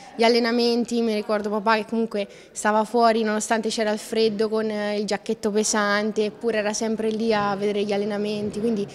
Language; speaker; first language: Italian; native; Italian